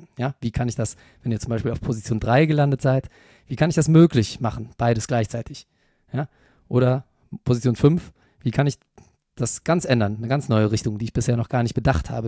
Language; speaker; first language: German; native; German